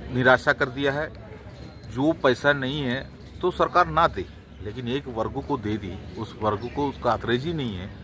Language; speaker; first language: Hindi; non-native, local second language; Malayalam